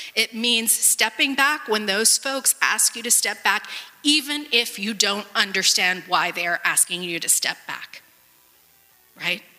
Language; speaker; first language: English; early bilingual, other home language; Spanish